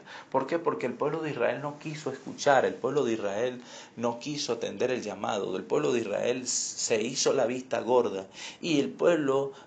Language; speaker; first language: Spanish; native; Spanish